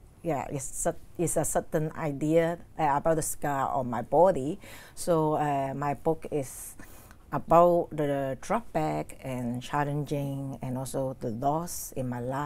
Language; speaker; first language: English; non-native, learner; Cantonese